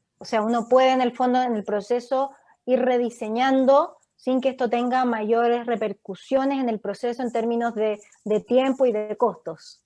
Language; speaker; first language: Spanish; native; Spanish